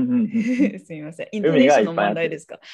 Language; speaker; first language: Japanese; non-native, learner; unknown